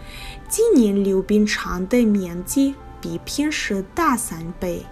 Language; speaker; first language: Chinese; non-native, learner; Russian